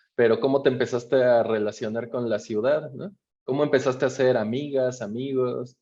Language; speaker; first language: Spanish; native; Spanish